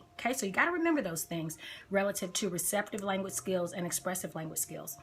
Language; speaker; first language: English; native; English